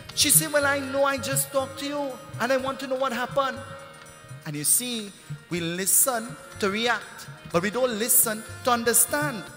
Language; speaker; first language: English; native; English